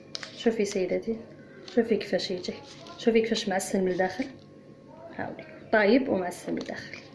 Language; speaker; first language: Arabic; native; Arabic